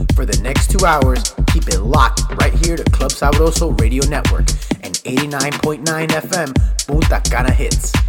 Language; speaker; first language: English; early bilingual, other home language; Spanish